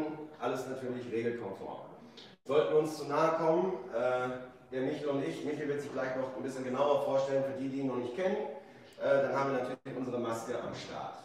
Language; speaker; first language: German; native; German